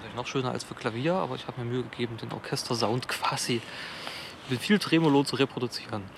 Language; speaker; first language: German; native; German